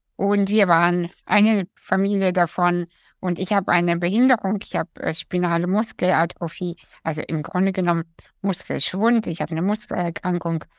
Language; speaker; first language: German; early bilingual, other home language; Russian